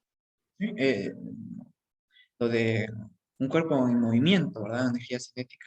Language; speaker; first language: Spanish; native; Spanish